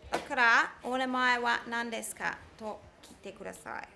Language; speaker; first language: Japanese; non-native, fluent; English